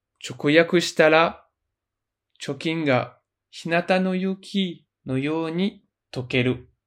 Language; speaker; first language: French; native; French